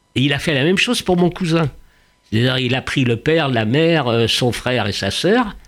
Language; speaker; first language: French; early bilingual, other home language; Yiddish